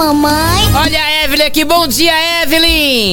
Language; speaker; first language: Portuguese; native; Portuguese